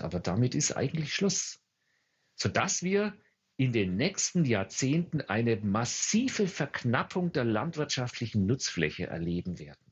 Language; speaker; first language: German; native; German